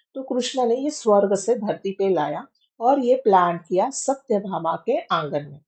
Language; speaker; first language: Hindi; non-native, local second language; Marathi